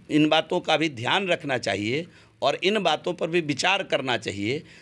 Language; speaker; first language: Hindi; native; Hindi